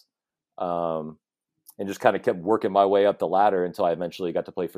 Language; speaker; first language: English; native; English